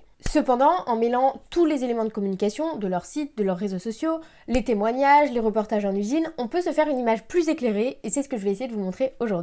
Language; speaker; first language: French; native; French